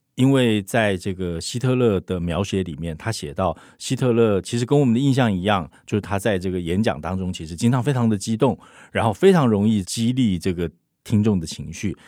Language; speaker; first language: Chinese; native; Chinese